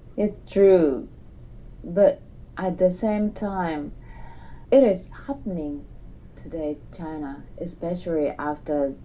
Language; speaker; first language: English; non-native, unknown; Japanese